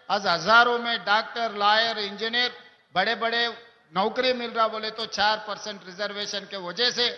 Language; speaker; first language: Hindi; non-native, local second language; Telugu